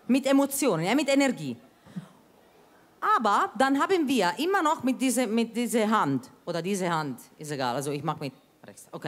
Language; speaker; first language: German; non-native, fluent; Italian